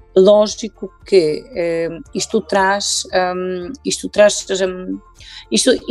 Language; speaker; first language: Portuguese; non-native, fluent; Polish